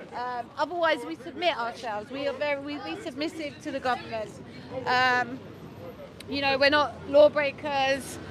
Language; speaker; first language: English; native; English